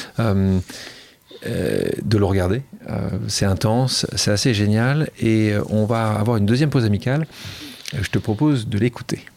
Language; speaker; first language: French; native; French